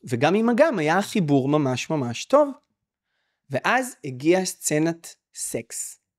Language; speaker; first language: Hebrew; native; Hebrew